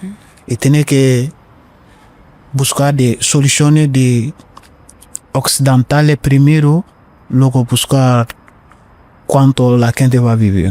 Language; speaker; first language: Spanish; non-native, learner; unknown